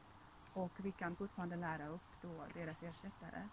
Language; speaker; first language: Swedish; non-native, fluent; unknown